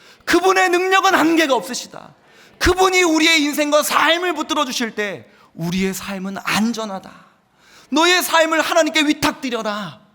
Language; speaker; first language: Korean; native; Korean